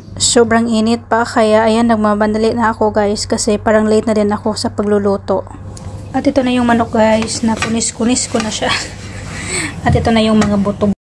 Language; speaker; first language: Filipino; non-native, local second language; Cebuano